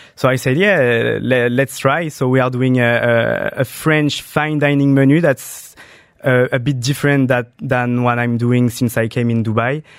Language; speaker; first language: English; non-native, fluent; French